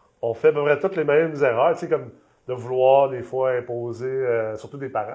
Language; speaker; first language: French; native; French